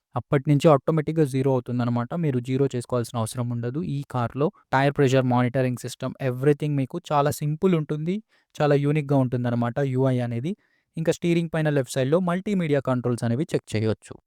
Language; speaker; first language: Telugu; native; Telugu